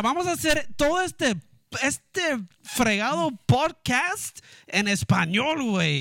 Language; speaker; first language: Spanish; early bilingual, heritage; Spanish